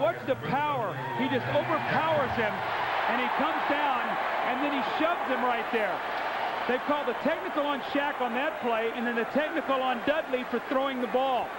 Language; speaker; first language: English; native; English